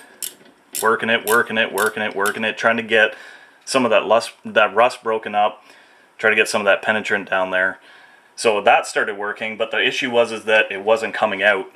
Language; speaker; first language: English; native; English